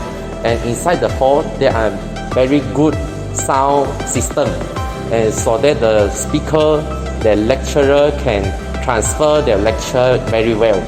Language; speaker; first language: English; non-native, local second language; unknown